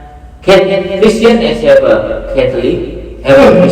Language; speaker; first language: English; non-native, learner; Indonesian